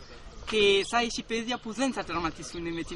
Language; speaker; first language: Greek; non-native, fluent; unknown